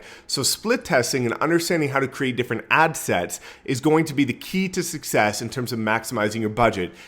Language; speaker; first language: English; native; English